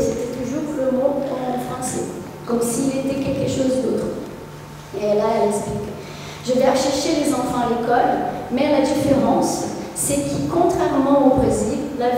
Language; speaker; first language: French; non-native, fluent; Portuguese